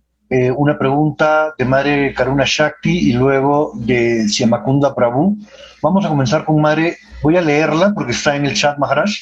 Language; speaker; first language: Spanish; native; Spanish